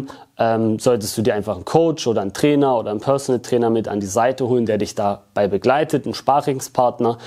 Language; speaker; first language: German; native; German